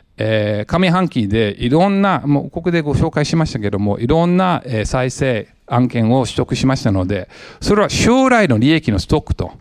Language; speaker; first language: Japanese; non-native, fluent; English